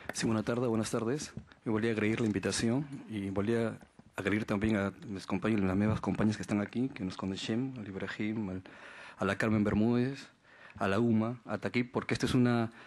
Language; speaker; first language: Spanish; native; Spanish